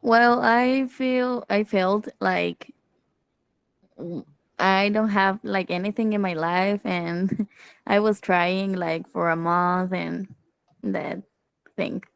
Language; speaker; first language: English; non-native, learner; Spanish